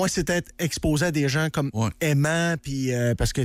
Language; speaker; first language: French; native; French